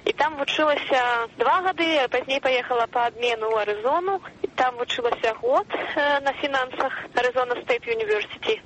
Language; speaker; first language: Belarusian; non-native, local second language; Russian